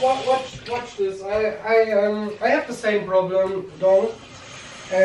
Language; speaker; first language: English; non-native, learner; German